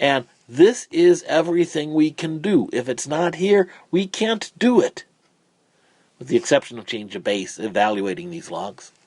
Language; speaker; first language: English; native; English